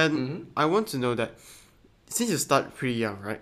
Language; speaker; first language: English; non-native, local second language; Chinese